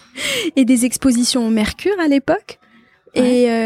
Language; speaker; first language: French; non-native, local second language; Arabic